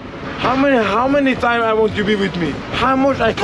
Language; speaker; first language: English; non-native, fluent; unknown